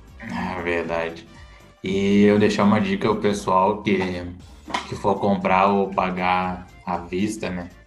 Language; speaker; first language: Portuguese; native; Portuguese